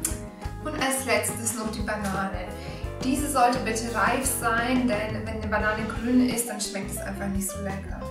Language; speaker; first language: German; native; German